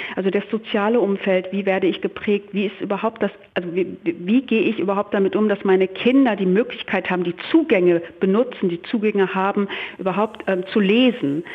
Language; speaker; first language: German; early bilingual, other home language; Turkish